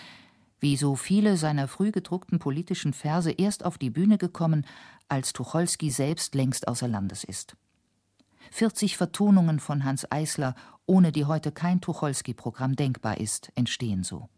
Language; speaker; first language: German; native; German